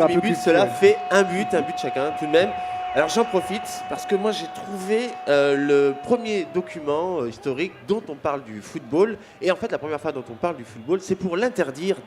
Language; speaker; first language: French; native; French